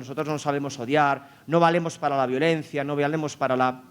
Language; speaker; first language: Spanish; native; Spanish